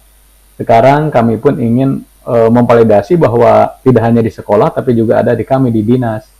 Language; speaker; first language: Indonesian; native; Indonesian